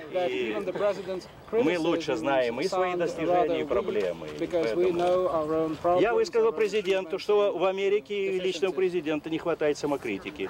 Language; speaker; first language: Russian; native; Russian